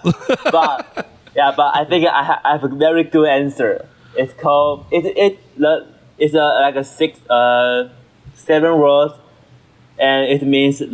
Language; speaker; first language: English; non-native, learner; Chinese